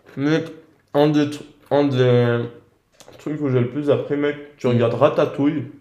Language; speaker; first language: French; native; French